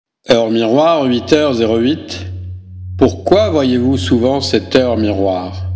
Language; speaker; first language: French; native; French